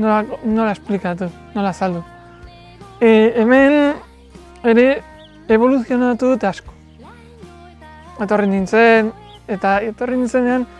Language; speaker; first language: Basque; non-native, local second language; Spanish